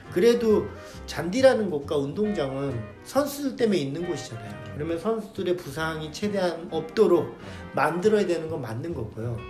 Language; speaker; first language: Korean; native; Korean